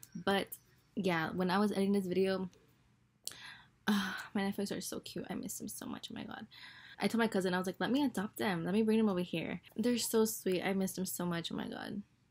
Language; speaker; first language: English; early bilingual, other home language; Spanish